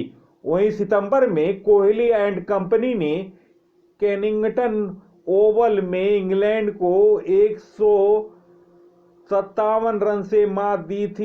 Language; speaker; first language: Hindi; native; Hindi